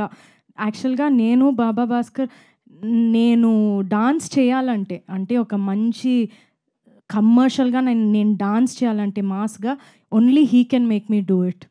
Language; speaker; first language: Telugu; non-native, fluent; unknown